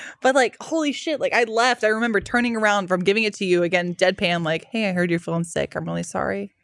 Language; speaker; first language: English; native; English